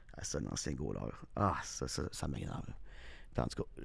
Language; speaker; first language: French; native; French